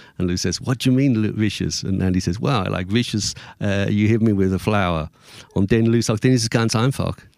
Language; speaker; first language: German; non-native, fluent; English